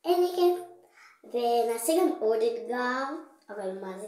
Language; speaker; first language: Hebrew; native; Hebrew